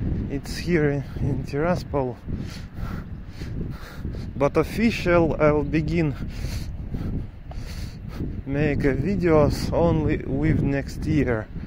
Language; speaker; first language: English; non-native, learner; Russian